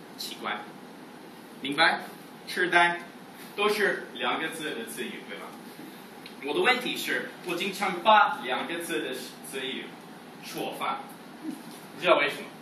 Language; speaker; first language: Chinese; non-native, fluent; English